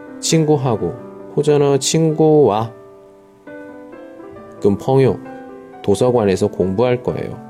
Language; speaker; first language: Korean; non-native, learner; Chinese